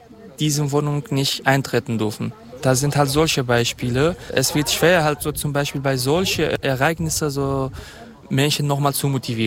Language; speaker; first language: German; non-native, fluent; Kurdish